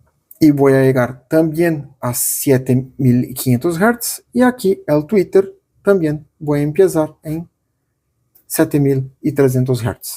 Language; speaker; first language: Spanish; non-native, fluent; Portuguese